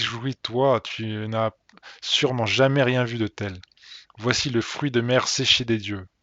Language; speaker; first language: French; native; French